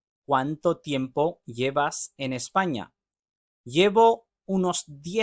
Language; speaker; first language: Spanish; non-native, fluent; Urdu